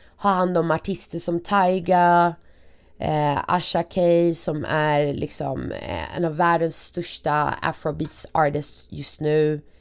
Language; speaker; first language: Swedish; early bilingual, other home language; Arabic